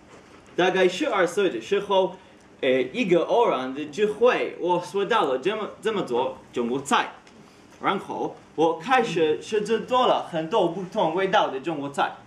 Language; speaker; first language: Chinese; non-native, learner; Hebrew